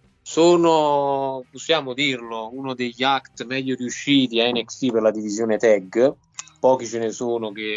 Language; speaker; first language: Italian; native; Italian